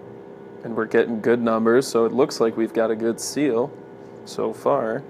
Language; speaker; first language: English; native; English